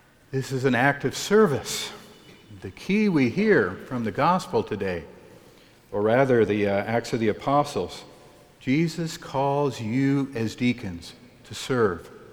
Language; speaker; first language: English; native; English